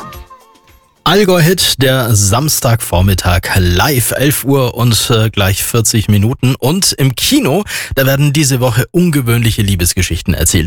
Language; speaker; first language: German; native; German